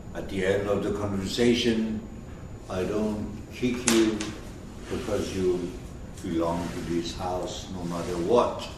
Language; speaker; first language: English; non-native, fluent; Persian